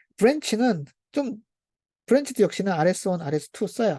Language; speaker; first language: Korean; native; Korean